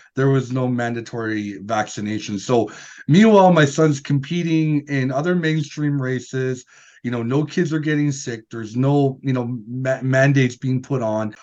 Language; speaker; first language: English; native; English